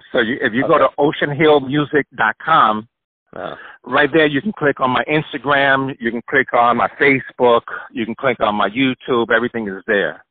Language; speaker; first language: English; early bilingual, other home language; Spanish